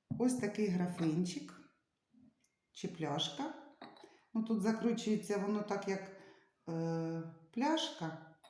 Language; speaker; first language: Ukrainian; native; Ukrainian